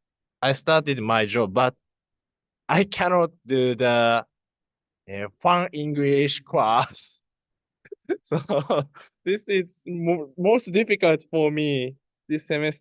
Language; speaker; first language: English; non-native, learner; Japanese